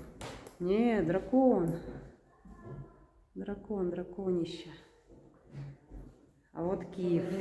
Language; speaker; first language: Russian; native; Russian